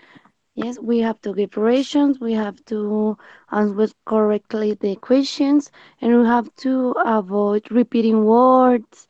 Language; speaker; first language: English; non-native, learner; Spanish